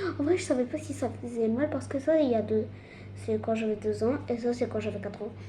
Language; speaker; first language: French; early bilingual, other home language; Arabic